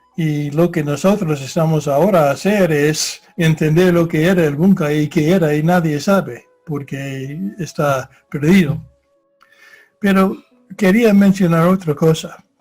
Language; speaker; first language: Spanish; non-native, fluent; English